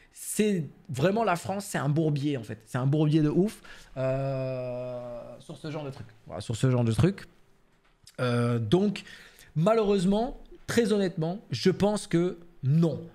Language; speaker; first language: French; native; French